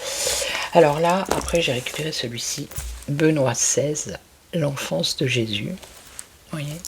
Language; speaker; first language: French; native; French